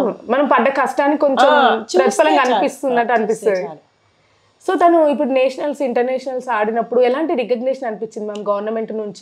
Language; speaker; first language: Telugu; native; Telugu